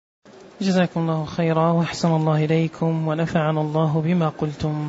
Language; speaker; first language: Arabic; native; Arabic